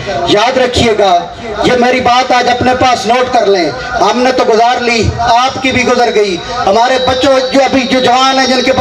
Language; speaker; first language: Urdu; non-native, local second language; Punjabi